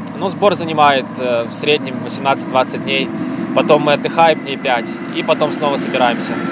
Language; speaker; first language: Russian; native; Russian